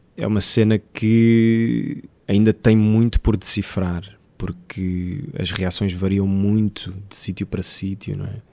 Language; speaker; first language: Portuguese; native; Portuguese